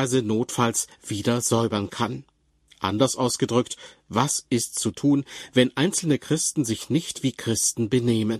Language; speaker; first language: German; native; German